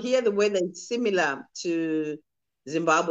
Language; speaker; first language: English; non-native, local second language; Shona